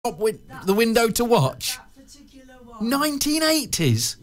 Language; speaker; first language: English; native; English